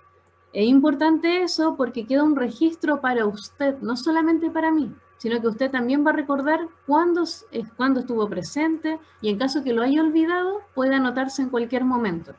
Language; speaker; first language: Spanish; native; Spanish